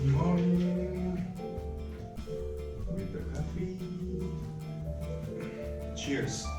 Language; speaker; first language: English; non-native, learner; Korean